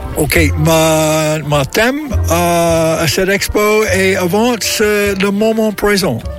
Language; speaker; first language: French; non-native, fluent; English